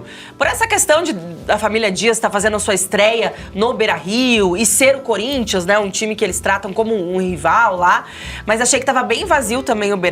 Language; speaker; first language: Portuguese; native; Portuguese